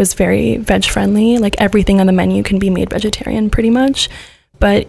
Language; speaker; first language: English; early bilingual, other home language; Gujarati